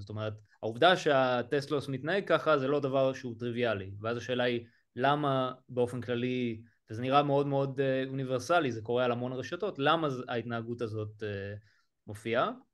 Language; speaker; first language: Hebrew; native; Hebrew